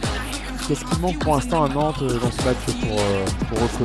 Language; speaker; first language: French; native; French